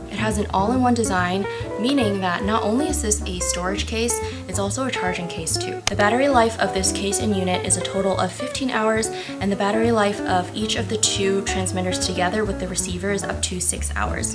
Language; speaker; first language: English; early bilingual, other home language; Chinese